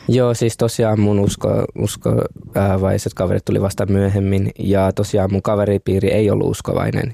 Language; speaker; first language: Finnish; early bilingual, other home language; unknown